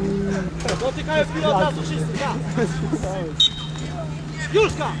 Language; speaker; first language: Polish; native; Polish